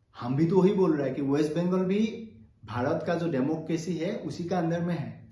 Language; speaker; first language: Hindi; non-native, local second language; Assamese